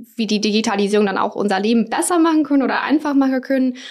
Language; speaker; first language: German; non-native, fluent; English